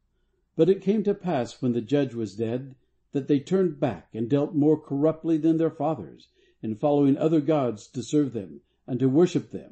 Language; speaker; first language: English; native; English